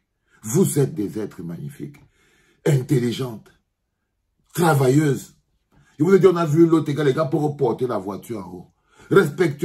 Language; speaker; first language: French; native; French